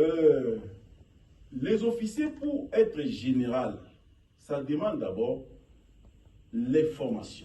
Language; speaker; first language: French; non-native, local second language; Lingala